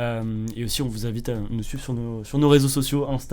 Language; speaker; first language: French; native; French